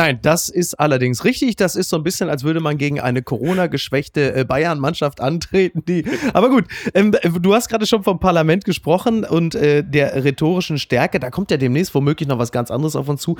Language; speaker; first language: German; native; German